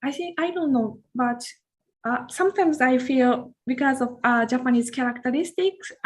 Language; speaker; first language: English; non-native, learner; Japanese